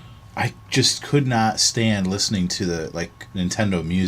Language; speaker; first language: English; native; English